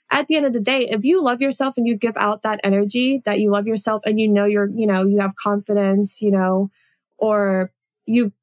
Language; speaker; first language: English; early bilingual, other home language; Polish